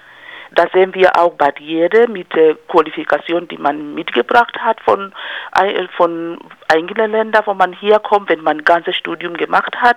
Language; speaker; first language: German; non-native, fluent; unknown